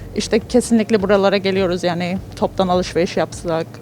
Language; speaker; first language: Turkish; native; Turkish